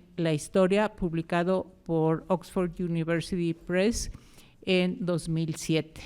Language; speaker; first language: Spanish; native; Spanish